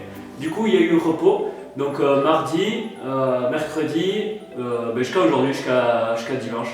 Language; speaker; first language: French; native; French